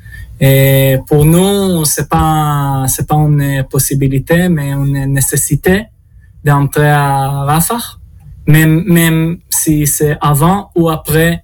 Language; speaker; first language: French; non-native, learner; Hebrew